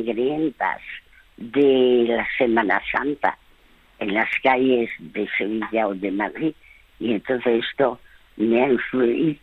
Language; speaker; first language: Spanish; early bilingual, other home language; French